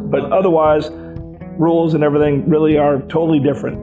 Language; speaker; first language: English; native; English